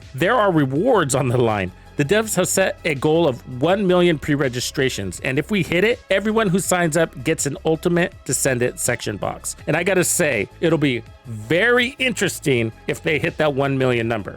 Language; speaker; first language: English; native; English